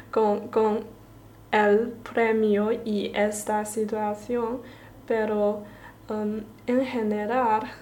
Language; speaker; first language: Spanish; non-native, learner; Chinese